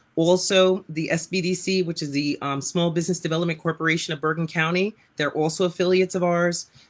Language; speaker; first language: English; native; English